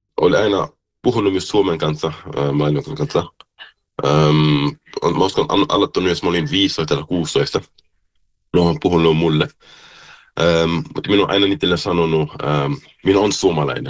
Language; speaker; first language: Finnish; early bilingual, heritage; German